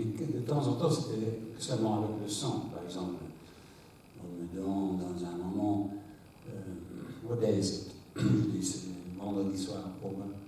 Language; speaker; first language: French; non-native, fluent; English